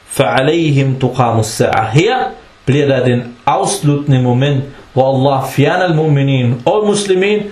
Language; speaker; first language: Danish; non-native, fluent; Arabic